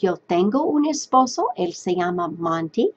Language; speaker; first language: Spanish; non-native, fluent; English